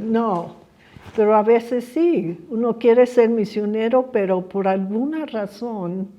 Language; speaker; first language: Spanish; early bilingual, other home language; English